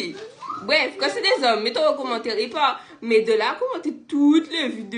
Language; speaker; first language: French; native; French